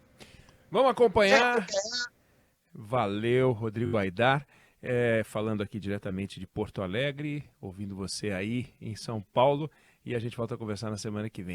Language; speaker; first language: Portuguese; native; Portuguese